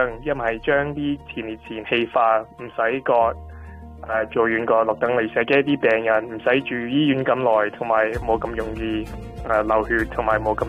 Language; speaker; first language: Cantonese; non-native, fluent; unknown